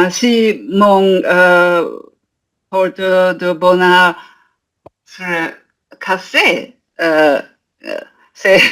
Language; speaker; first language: French; non-native, learner; Japanese